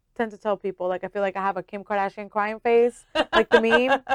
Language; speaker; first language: English; early bilingual, other home language; Spanish